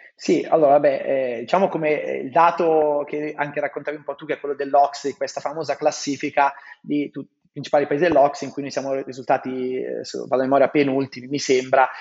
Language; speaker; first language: Italian; native; Italian